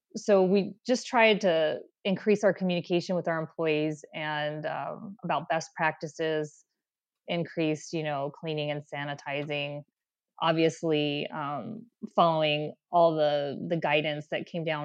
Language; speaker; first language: English; native; English